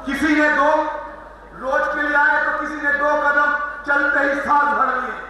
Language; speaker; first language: Hindi; non-native, local second language; Bangla